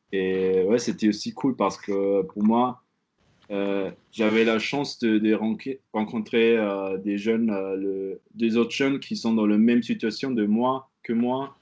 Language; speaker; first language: French; non-native, learner; German